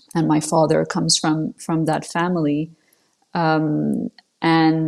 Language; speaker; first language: English; non-native, fluent; French